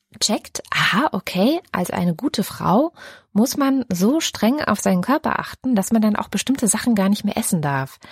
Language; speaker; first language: German; native; German